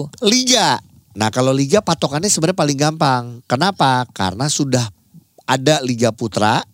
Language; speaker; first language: Indonesian; native; Indonesian